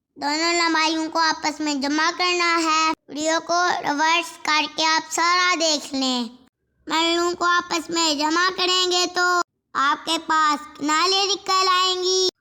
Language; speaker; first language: Urdu; non-native, local second language; Punjabi